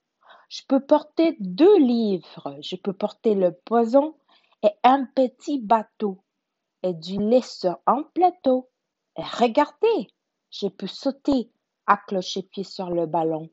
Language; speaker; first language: French; non-native, learner; Spanish